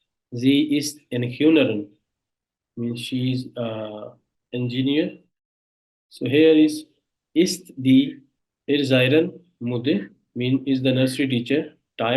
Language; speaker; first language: German; non-native, fluent; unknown